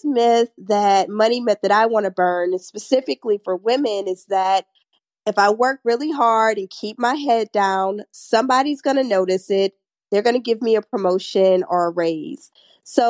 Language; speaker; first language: English; native; English